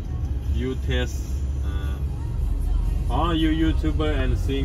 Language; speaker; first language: English; non-native, learner; Thai